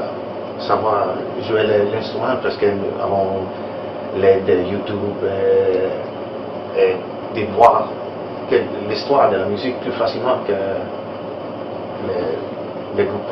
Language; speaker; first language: French; non-native, learner; Italian